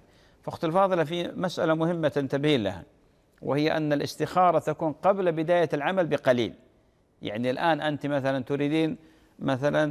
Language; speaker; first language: Arabic; native; Arabic